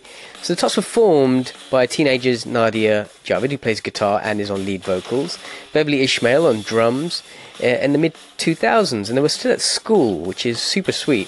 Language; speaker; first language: English; native; English